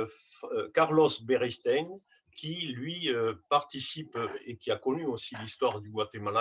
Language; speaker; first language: French; native; French